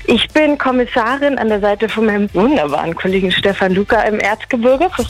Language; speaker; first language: German; early bilingual, other home language; Hungarian